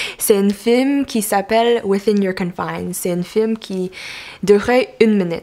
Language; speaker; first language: French; non-native, local second language; English